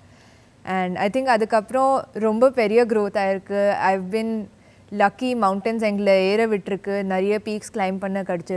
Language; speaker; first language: Tamil; early bilingual, heritage; Tamil